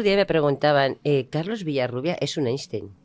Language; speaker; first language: Spanish; native; Spanish